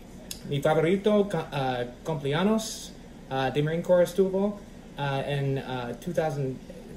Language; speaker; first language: Spanish; non-native, learner; English